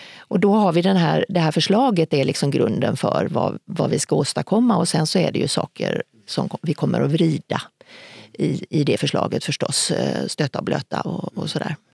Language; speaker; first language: Swedish; native; Swedish